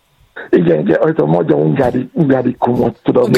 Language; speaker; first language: Hungarian; non-native, fluent; Yoruba